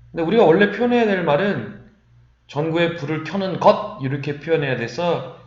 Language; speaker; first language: Korean; native; Korean